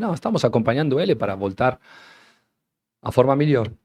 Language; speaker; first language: Portuguese; non-native, learner; Spanish